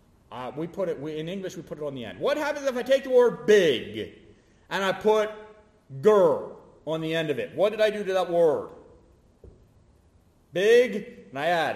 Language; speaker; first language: English; native; English